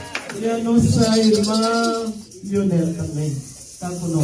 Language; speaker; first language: Portuguese; non-native, local second language; Lingala